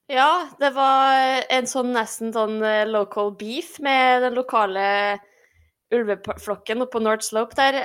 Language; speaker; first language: Norwegian; native; Norwegian